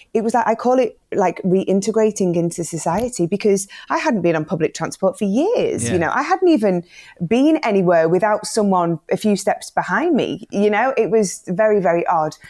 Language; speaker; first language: English; native; English